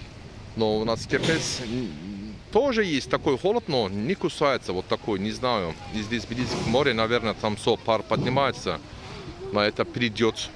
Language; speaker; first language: Russian; non-native, learner; Turkish